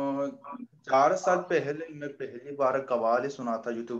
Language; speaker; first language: Hindi; non-native, learner; Korean